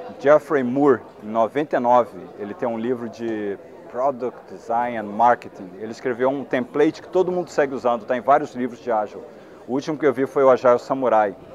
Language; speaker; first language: Portuguese; native; Portuguese